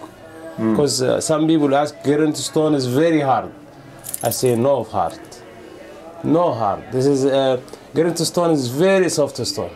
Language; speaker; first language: English; non-native, learner; Arabic